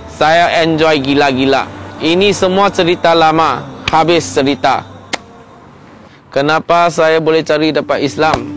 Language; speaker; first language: Malay; non-native, local second language; Chinese